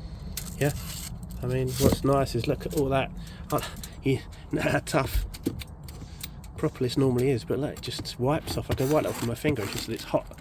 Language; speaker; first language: English; native; English